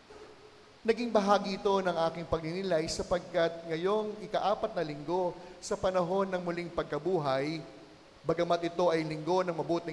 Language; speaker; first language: Filipino; native; Filipino